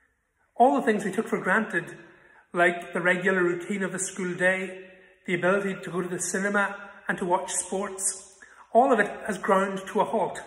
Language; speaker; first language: English; native; English